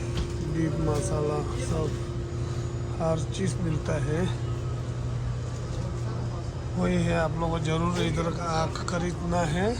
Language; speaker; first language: Hindi; non-native, local second language; Tibetan